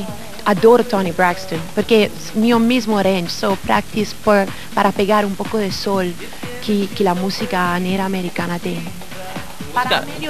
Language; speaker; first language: Portuguese; non-native, learner; Italian